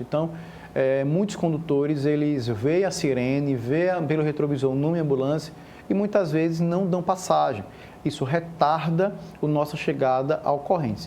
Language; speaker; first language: Portuguese; native; Portuguese